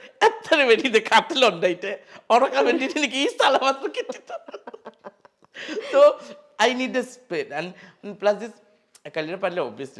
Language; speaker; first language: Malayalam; non-native, fluent; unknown